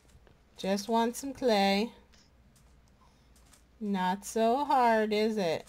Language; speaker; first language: English; native; English